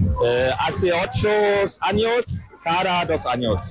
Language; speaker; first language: Spanish; non-native, learner; German